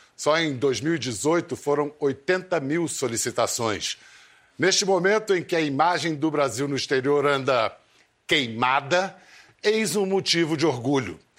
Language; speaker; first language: Portuguese; native; Portuguese